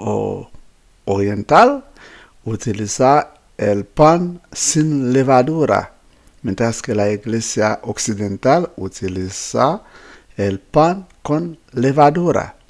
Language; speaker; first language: Spanish; non-native, fluent; Haitian Creole